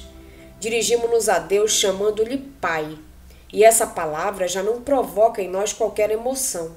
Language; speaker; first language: Portuguese; native; Portuguese